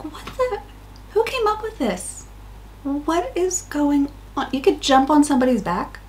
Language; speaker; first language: English; native; English